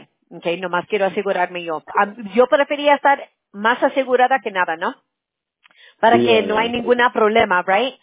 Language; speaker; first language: Spanish; early bilingual, heritage; Spanish